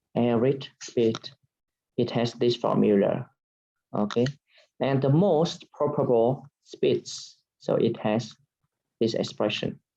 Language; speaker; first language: English; non-native, fluent; Vietnamese